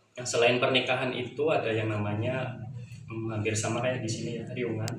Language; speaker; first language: Indonesian; non-native, local second language; Javanese